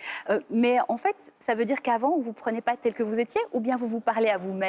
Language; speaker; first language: French; native; French